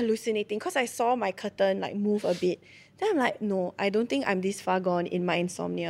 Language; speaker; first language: English; native; English